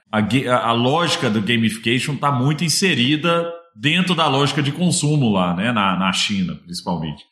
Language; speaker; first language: Portuguese; native; Portuguese